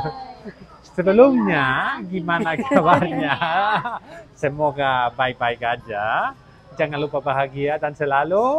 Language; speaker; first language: Indonesian; non-native, learner; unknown